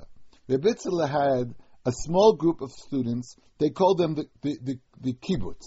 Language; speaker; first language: English; native; English